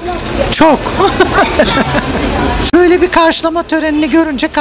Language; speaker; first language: Turkish; native; Turkish